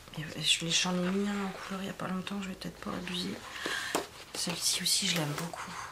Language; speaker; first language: French; native; French